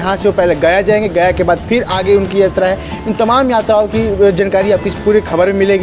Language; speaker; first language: Hindi; native; Hindi